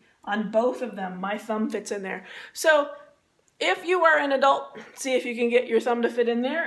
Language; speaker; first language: English; native; English